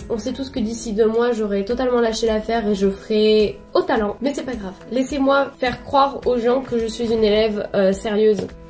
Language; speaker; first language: French; native; French